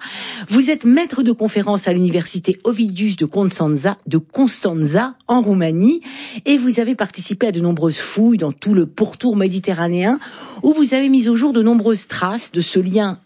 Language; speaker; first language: French; native; French